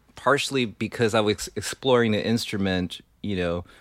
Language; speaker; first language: English; non-native, fluent; Chinese